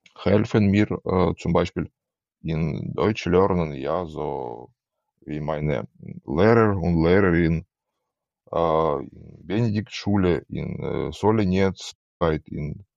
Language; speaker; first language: German; non-native, learner; Ukrainian